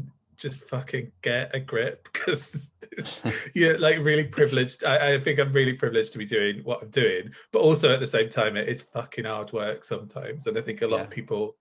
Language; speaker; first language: English; native; English